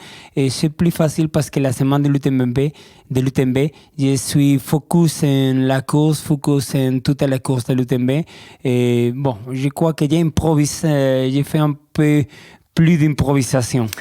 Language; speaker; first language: French; non-native, learner; Spanish